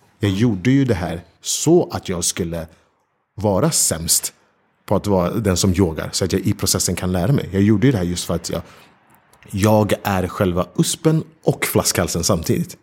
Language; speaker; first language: Swedish; early bilingual, other home language; Ganda